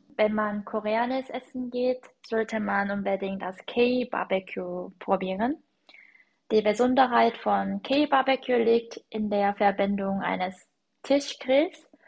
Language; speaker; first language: German; non-native, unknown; Korean